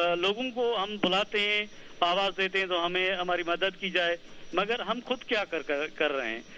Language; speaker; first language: Urdu; non-native, local second language; Sindhi